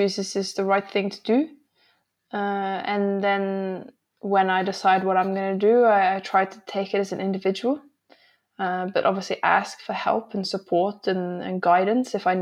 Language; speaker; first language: English; native; English